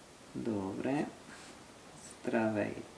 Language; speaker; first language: Bulgarian; non-native, learner; French